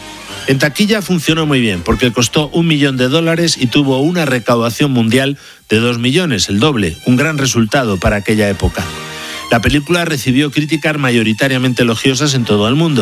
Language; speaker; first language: Spanish; native; Spanish